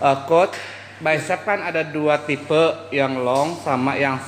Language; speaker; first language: Indonesian; native; Indonesian